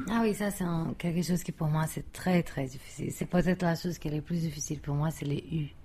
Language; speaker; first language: French; non-native, fluent; Portuguese